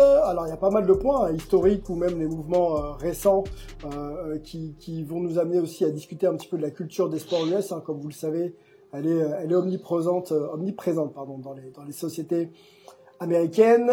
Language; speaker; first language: French; native; French